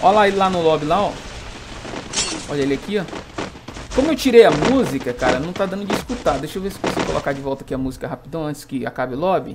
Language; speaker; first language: Portuguese; native; Portuguese